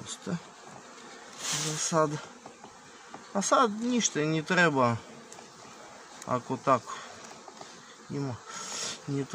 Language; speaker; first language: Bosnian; non-native, learner; Russian